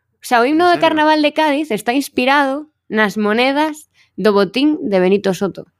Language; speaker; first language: Galician; non-native, local second language; Spanish